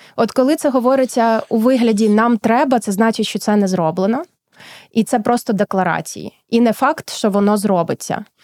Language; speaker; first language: Ukrainian; early bilingual, heritage; Ukrainian